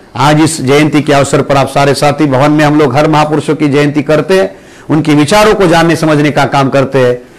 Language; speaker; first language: Hindi; non-native, local second language; Marathi